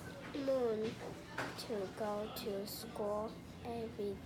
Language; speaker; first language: English; non-native, learner; Chinese